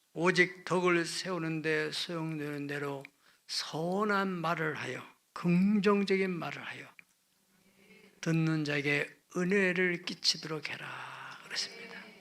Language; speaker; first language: Korean; native; Korean